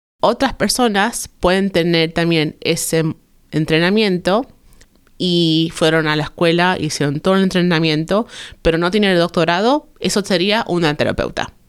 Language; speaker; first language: Spanish; early bilingual, heritage; Spanish